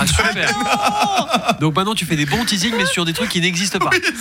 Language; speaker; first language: French; native; French